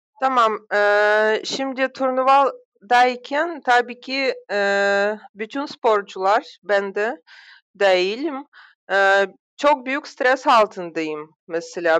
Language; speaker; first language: Turkish; non-native, fluent; Russian